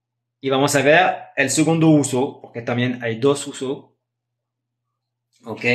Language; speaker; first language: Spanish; non-native, fluent; French